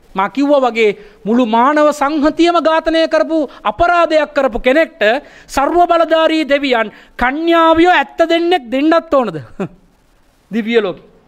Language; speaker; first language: Sinhala; non-native, local second language; Tamil